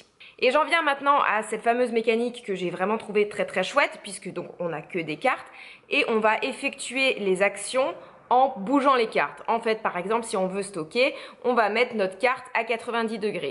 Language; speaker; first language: French; native; French